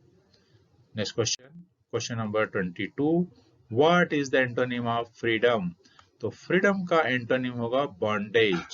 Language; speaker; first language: Hindi; native; Hindi